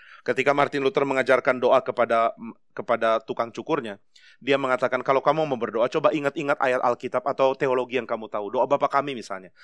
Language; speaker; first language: Indonesian; native; Indonesian